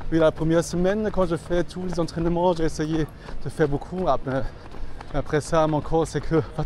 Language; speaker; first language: French; non-native, fluent; German